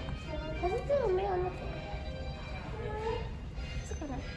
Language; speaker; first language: Chinese; non-native, learner; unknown